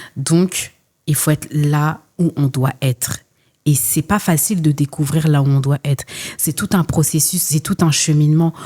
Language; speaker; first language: French; early bilingual, other home language; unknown